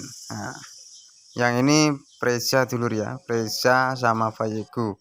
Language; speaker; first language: Indonesian; non-native, local second language; Javanese